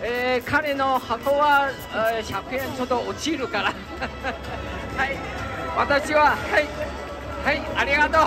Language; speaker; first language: Japanese; non-native, learner; Chinese